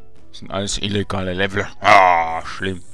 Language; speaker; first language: German; native; German